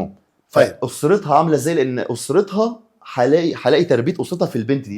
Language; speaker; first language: Arabic; native; Arabic